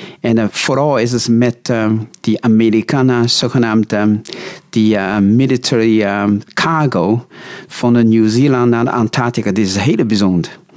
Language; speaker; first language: Dutch; non-native, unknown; Chinese